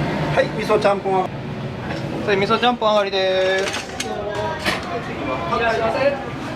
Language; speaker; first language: Japanese; native; Japanese